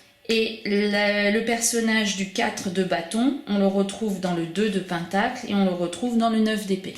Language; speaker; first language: French; native; French